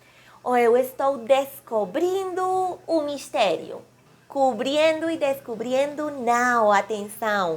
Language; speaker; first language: Portuguese; non-native, fluent; Spanish